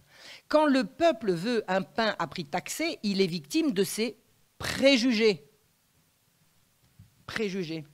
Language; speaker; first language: French; native; French